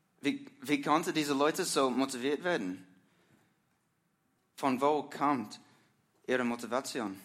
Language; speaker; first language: German; non-native, learner; English